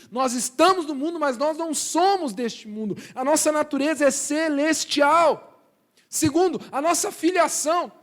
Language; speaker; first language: Portuguese; early bilingual, other home language; Spanish